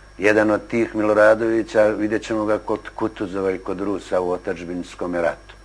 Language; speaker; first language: Bosnian; native; Bosnian